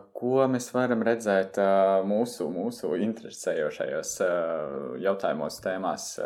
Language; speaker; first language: Latvian; native; Latvian